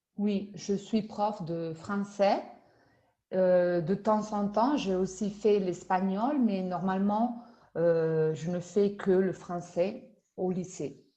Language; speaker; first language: French; non-native, fluent; Spanish